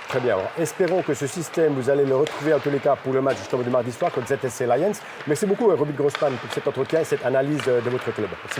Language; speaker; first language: French; native; French